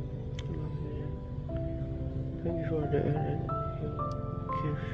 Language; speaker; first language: English; non-native, learner; Indonesian